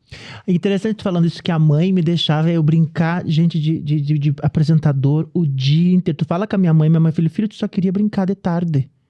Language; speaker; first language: Portuguese; native; Portuguese